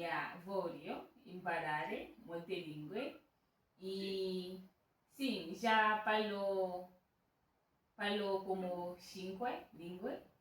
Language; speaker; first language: Italian; non-native, learner; Haitian Creole